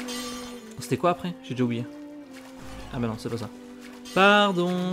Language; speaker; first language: French; native; French